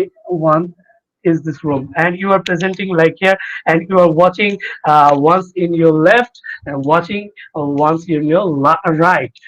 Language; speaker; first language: English; non-native, fluent; Bangla